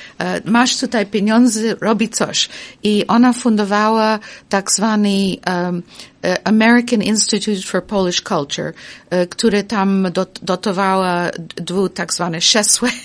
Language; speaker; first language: Polish; non-native, fluent; English